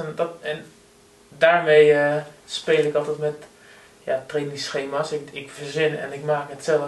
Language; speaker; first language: Dutch; native; Dutch